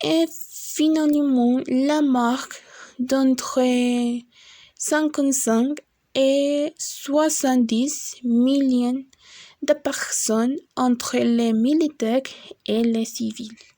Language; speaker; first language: French; non-native, learner; Spanish